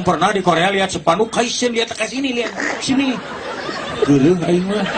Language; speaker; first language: Indonesian; non-native, local second language; Sundanese